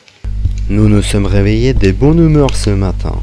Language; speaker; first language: French; non-native, fluent; Russian